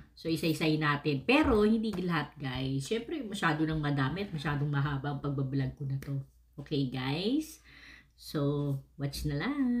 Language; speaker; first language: Filipino; native; Filipino